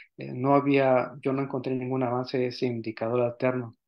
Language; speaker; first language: Spanish; native; Spanish